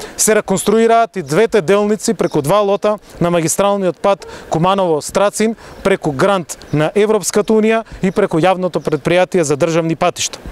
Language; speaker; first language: Macedonian; native; Macedonian